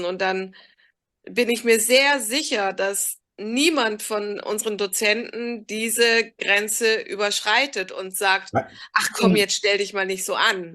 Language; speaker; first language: German; native; German